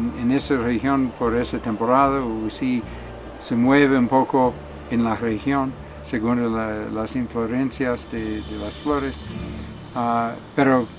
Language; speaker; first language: Spanish; non-native, learner; English